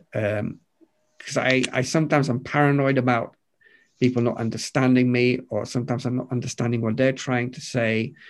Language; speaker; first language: English; non-native, fluent; Romanian